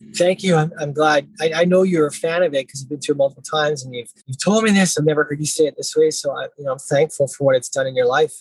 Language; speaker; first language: English; native; English